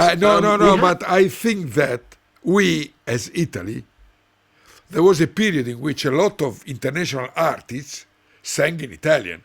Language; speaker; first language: English; non-native, learner; Italian